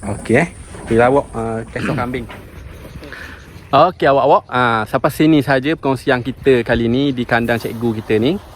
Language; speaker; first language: Malay; native; Malay